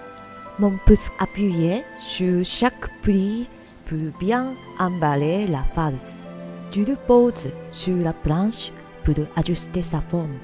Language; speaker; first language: French; non-native, learner; Japanese